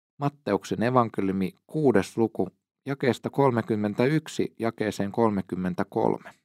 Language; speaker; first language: Finnish; native; Finnish